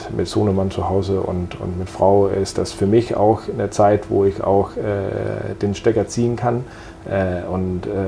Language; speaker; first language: German; non-native, fluent; Danish